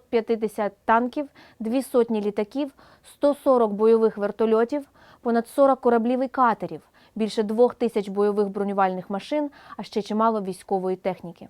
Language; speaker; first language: Ukrainian; native; Ukrainian